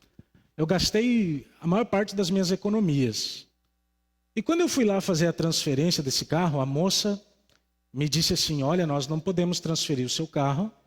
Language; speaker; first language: Portuguese; native; Portuguese